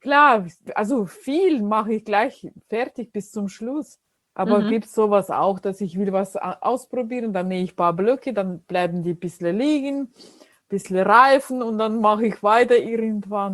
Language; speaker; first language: German; non-native, fluent; Russian